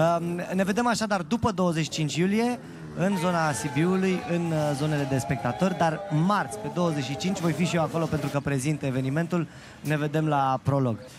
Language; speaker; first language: Romanian; native; Romanian